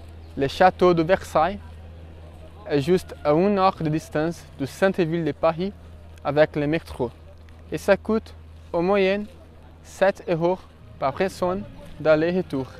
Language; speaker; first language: French; non-native, fluent; Portuguese